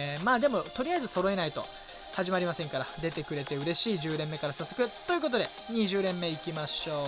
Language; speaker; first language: Japanese; native; Japanese